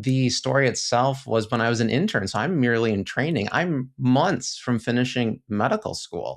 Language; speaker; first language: English; native; English